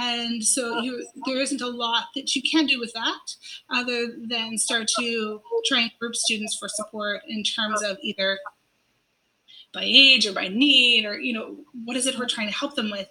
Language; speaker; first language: English; native; English